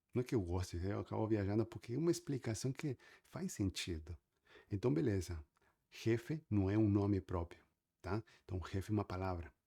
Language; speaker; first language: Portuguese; non-native, fluent; Spanish